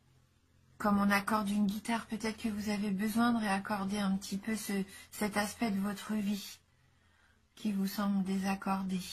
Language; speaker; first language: French; native; French